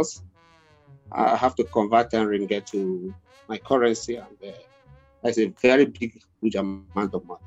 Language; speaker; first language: English; non-native, local second language; Igbo